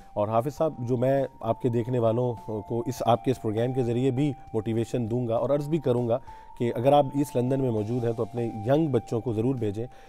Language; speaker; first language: Urdu; non-native, local second language; Punjabi